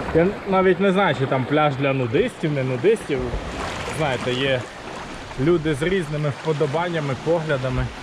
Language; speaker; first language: Ukrainian; non-native, local second language; Russian